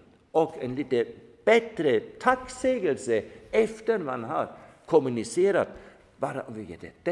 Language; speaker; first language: Swedish; non-native, fluent; German